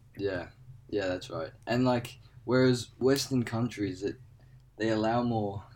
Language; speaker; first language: English; non-native, local second language; Cantonese